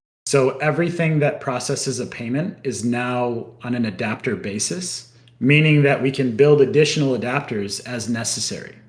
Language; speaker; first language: English; native; English